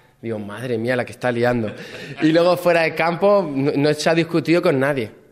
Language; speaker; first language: Spanish; native; Spanish